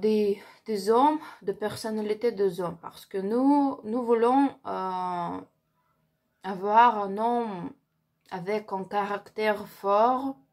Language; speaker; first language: French; non-native, learner; Ukrainian